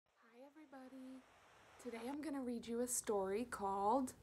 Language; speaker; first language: English; native; English